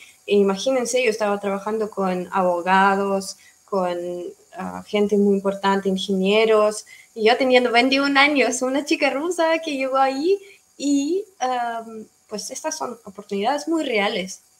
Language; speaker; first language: Spanish; non-native, fluent; Russian